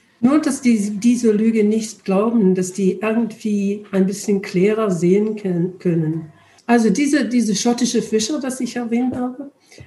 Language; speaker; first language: German; non-native, learner; English